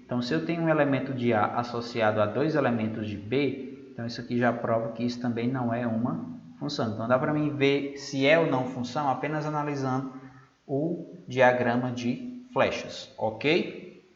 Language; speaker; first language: Portuguese; native; Portuguese